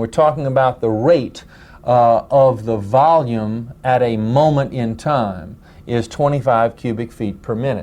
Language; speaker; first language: English; native; English